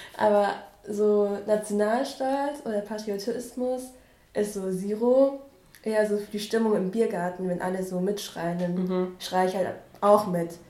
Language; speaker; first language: German; early bilingual, other home language; Vietnamese